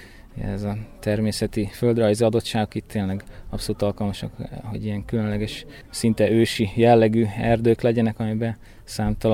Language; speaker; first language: Hungarian; native; Hungarian